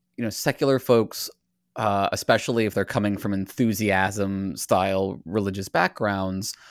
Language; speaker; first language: English; native; English